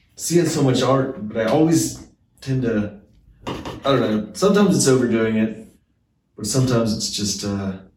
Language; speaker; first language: English; native; English